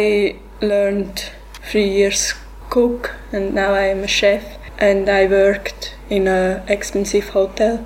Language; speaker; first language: English; non-native, learner; Swiss German